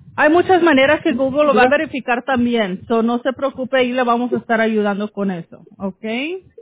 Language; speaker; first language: Spanish; early bilingual, heritage; Spanish